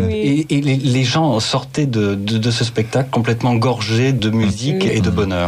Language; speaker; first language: French; native; French